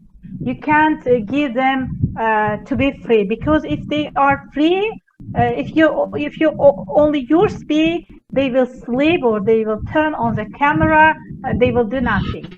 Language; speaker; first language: English; non-native, fluent; Azerbaijani